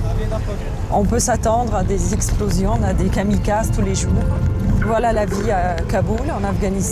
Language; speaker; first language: French; native; French